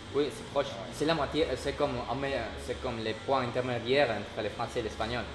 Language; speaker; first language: French; non-native, learner; Spanish